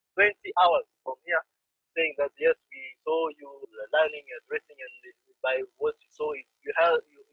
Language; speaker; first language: English; non-native, fluent; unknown